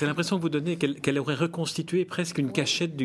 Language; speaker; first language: French; native; French